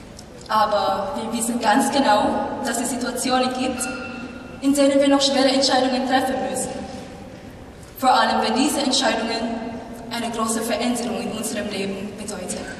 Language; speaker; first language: German; non-native, fluent; Filipino